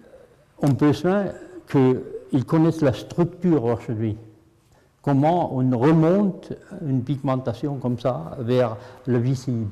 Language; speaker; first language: French; non-native, fluent; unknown